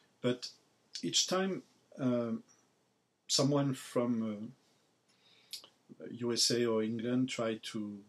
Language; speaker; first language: English; non-native, learner; French